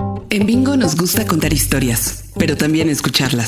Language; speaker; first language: Spanish; native; Spanish